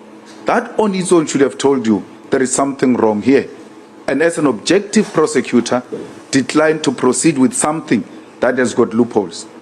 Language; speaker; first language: English; non-native, local second language; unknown